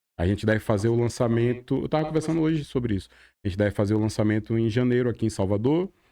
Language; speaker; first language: Portuguese; native; Portuguese